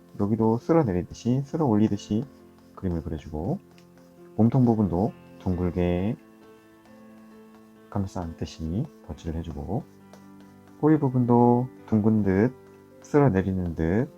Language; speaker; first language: Korean; native; Korean